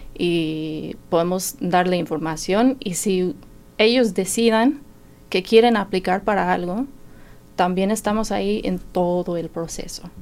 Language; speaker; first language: Spanish; non-native, fluent; English